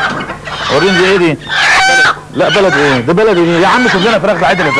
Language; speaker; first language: Arabic; native; Arabic